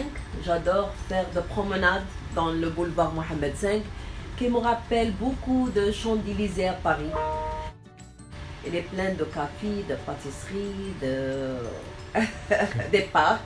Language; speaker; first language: French; non-native, local second language; Arabic